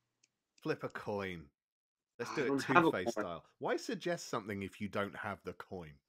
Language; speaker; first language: English; native; English